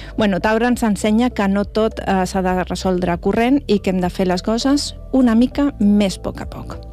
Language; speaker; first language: Catalan; non-native, local second language; Spanish